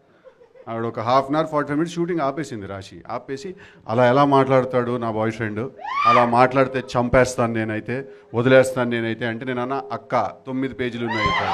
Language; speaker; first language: Telugu; native; Telugu